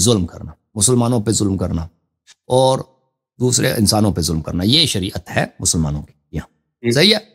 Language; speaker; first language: Urdu; non-native, fluent; Persian